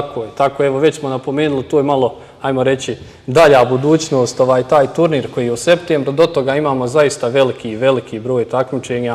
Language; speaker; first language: Serbian; native; Serbian